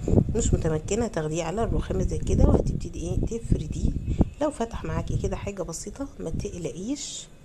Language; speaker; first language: Arabic; native; Arabic